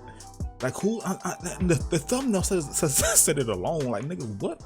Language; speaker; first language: English; native; English